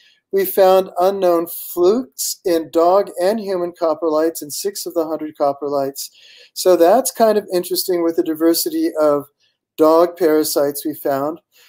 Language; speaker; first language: English; native; English